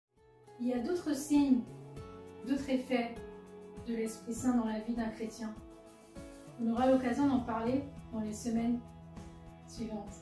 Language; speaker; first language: French; native; French